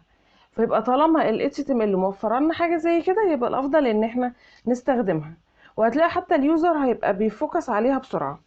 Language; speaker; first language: Arabic; native; Arabic